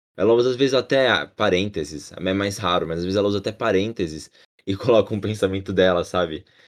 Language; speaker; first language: Portuguese; native; Portuguese